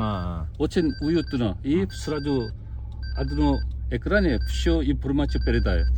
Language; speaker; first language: Russian; non-native, learner; Korean